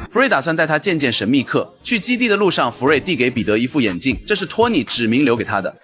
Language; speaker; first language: Chinese; native; Chinese